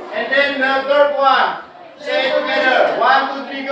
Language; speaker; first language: English; non-native, fluent; Indonesian